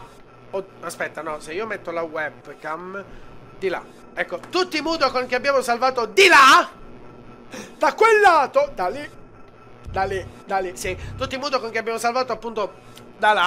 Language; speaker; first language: Italian; native; Italian